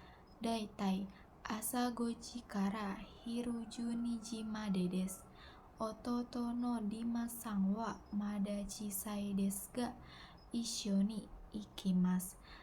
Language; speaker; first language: Japanese; non-native, learner; Indonesian